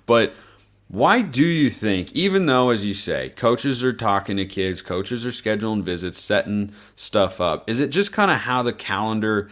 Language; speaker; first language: English; native; English